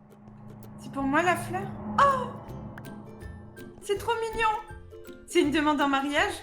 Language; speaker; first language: French; native; French